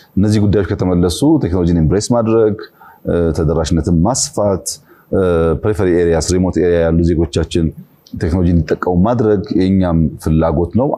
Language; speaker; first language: Amharic; non-native, local second language; Oromo